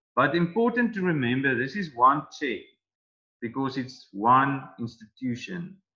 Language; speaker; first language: English; non-native, local second language; Afrikaans